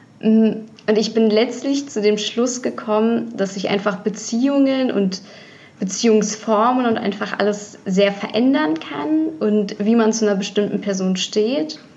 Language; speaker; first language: German; early bilingual, other home language; Russian